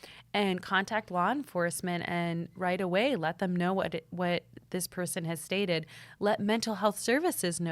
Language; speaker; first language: English; native; English